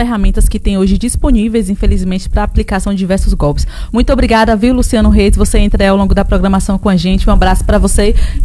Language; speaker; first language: Portuguese; native; Portuguese